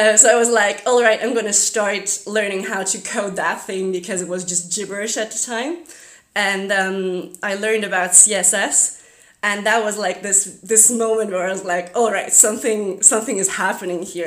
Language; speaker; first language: English; non-native, fluent; German